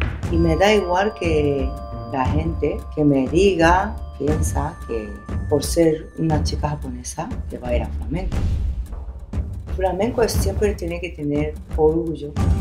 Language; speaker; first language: Spanish; non-native, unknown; Japanese